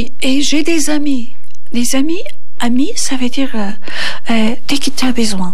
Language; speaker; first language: French; non-native, fluent; Turkish